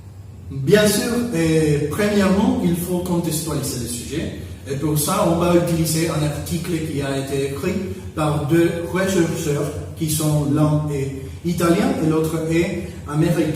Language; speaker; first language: French; non-native, learner; Spanish